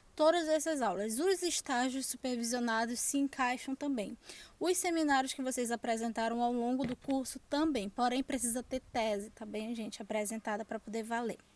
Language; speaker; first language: Portuguese; native; Portuguese